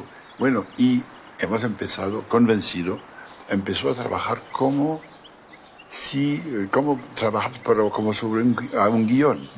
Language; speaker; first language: Spanish; non-native, fluent; French